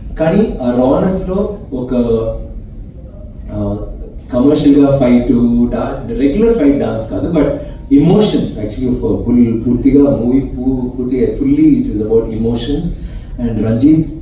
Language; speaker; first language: Telugu; non-native, learner; Tamil